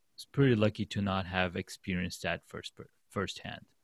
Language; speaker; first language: English; non-native, fluent; Urdu